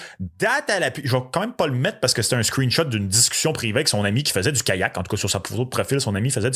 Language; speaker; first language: French; native; French